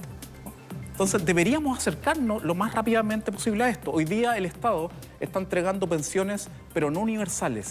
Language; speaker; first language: Spanish; native; Spanish